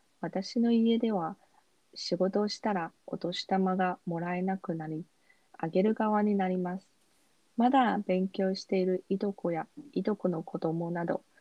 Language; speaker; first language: Japanese; non-native, fluent; Chinese